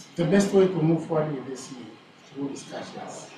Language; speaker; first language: English; non-native, local second language; Swahili